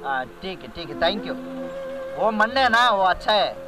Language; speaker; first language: Hindi; non-native, local second language; Kannada